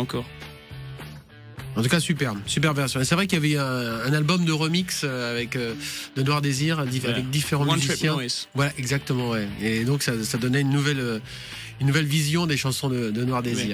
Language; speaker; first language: French; native; French